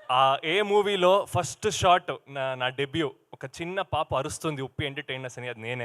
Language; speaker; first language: Telugu; non-native, learner; Kannada